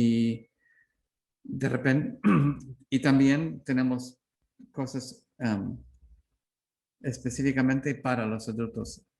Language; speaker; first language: Spanish; non-native, learner; English